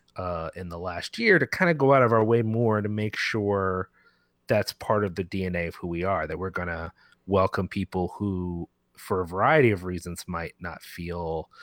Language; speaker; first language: English; early bilingual, other home language; Spanish